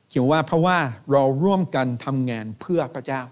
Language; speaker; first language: Thai; non-native, fluent; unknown